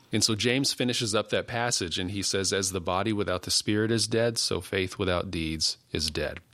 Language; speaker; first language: English; native; English